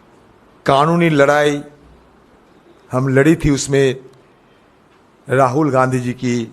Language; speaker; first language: Hindi; non-native, local second language; Bangla